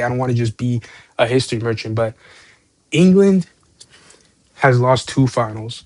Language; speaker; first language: English; native; English